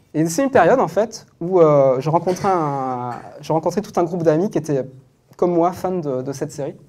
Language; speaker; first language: French; native; French